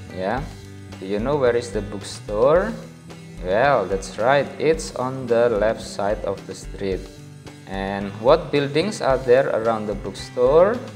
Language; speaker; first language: English; non-native, fluent; Indonesian